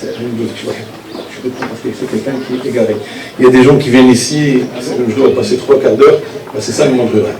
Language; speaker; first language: French; non-native, local second language; Arabic